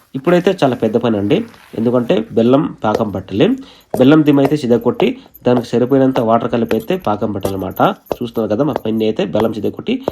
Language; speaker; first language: Telugu; non-native, local second language; Odia